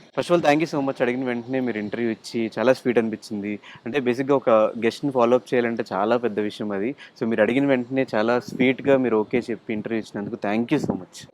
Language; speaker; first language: Telugu; native; Telugu